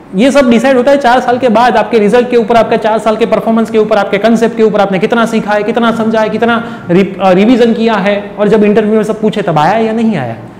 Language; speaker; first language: Hindi; non-native, local second language; Gujarati